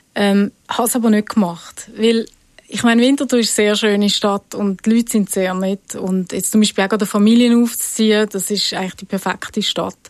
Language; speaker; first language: German; native; German